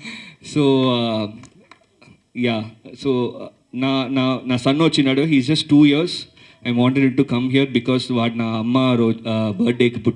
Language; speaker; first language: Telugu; early bilingual, heritage; Telugu